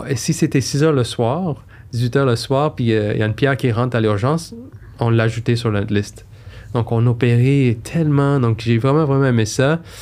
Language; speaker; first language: French; native; French